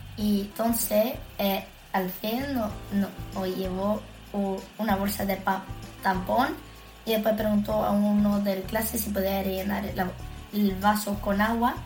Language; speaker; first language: Spanish; early bilingual, heritage; Spanish